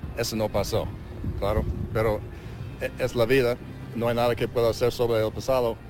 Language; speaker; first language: Spanish; non-native, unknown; English